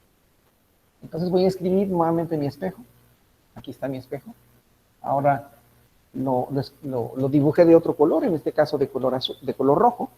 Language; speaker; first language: Spanish; native; Spanish